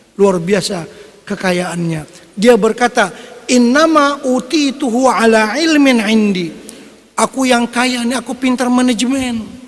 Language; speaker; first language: Indonesian; non-native, local second language; Banjar